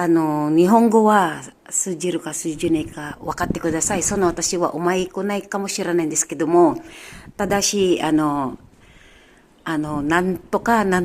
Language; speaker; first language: Japanese; non-native, learner; Filipino